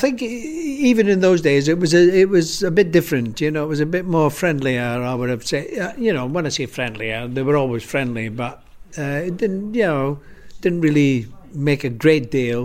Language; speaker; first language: English; native; English